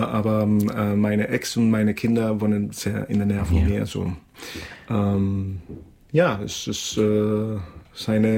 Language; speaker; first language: German; non-native, fluent; Spanish